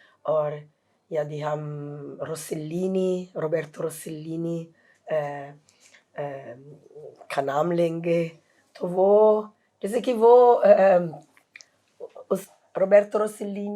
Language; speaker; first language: Hindi; non-native, fluent; Italian